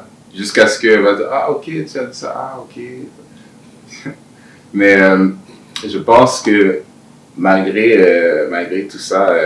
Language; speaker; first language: French; early bilingual, other home language; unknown